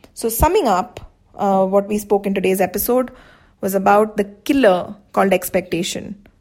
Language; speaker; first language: English; non-native, local second language; Hindi